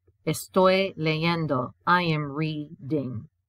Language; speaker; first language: Spanish; non-native, fluent; English